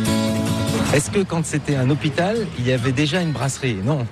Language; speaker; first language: French; native; French